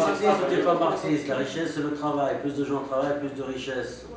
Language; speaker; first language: French; native; French